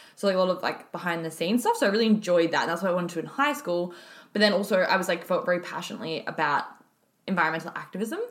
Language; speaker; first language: English; native; English